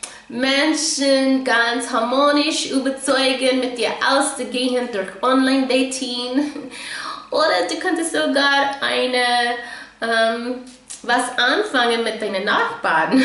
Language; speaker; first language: German; non-native, fluent; English